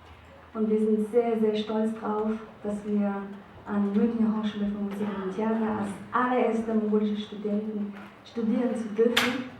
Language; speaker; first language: German; non-native, fluent; Mongolian